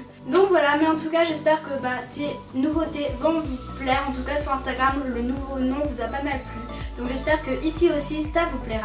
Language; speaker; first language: French; native; French